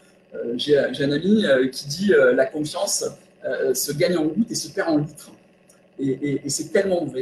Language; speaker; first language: French; native; French